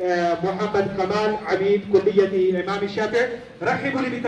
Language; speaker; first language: Arabic; non-native, fluent; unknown